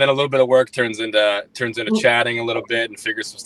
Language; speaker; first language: English; native; English